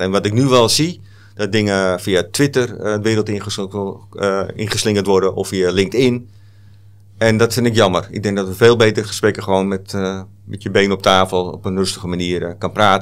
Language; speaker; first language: Dutch; native; Dutch